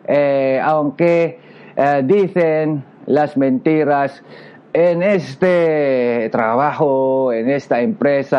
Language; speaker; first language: Spanish; non-native, learner; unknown